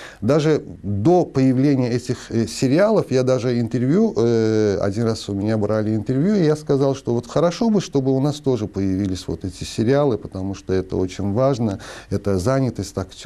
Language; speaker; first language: Russian; non-native, local second language; Azerbaijani